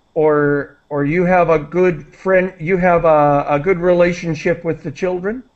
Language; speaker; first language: English; native; English